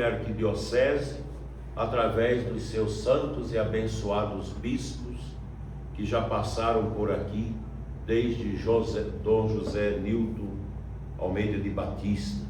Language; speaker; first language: Portuguese; native; Portuguese